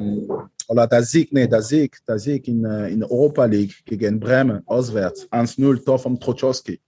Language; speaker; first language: German; non-native, fluent; French